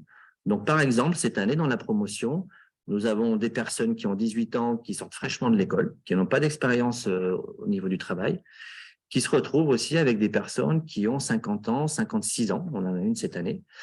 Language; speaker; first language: French; native; French